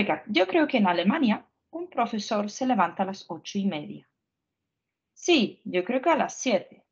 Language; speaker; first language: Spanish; non-native, fluent; Ukrainian